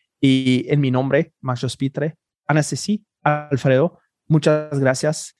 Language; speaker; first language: Spanish; non-native, fluent; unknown